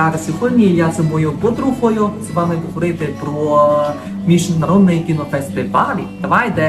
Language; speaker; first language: Ukrainian; non-native, learner; Chinese